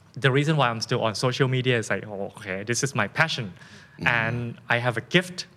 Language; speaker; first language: English; non-native, fluent; Thai